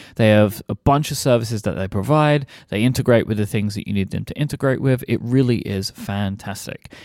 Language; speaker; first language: English; native; English